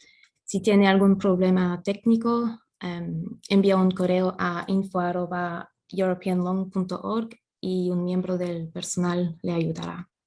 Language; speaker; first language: Spanish; non-native, fluent; English